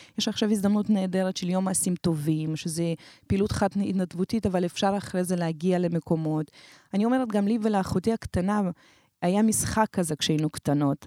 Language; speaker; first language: Hebrew; non-native, fluent; Russian